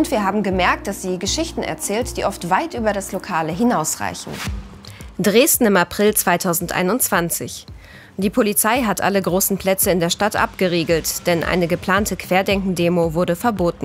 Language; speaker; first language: German; native; German